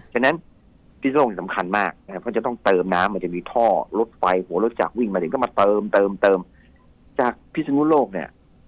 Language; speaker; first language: Thai; native; Thai